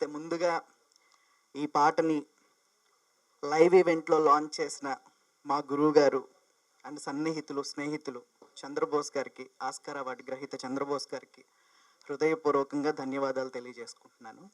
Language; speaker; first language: Telugu; native; Telugu